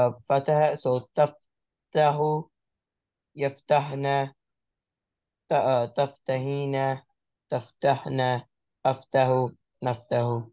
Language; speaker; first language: Arabic; non-native, learner; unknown